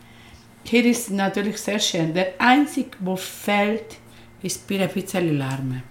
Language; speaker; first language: German; non-native, learner; Spanish